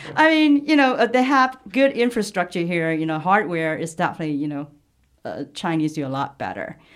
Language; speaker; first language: English; non-native, local second language; Chinese